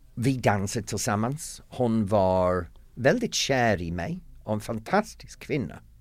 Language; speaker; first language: Swedish; non-native, fluent; English